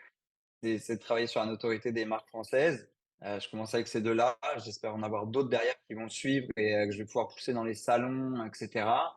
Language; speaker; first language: French; native; French